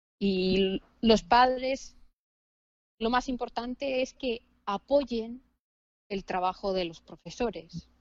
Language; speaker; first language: Spanish; non-native, fluent; Finnish